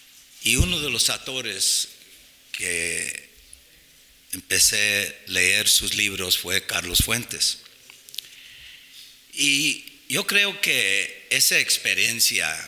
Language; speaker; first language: Spanish; non-native, fluent; English